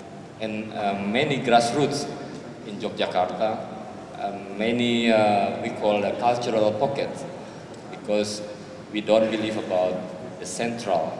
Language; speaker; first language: English; non-native, learner; Indonesian